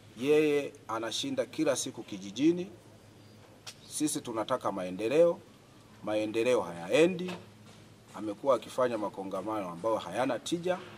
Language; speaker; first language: Swahili; native; Swahili